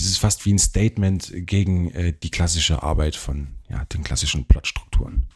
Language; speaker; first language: German; native; German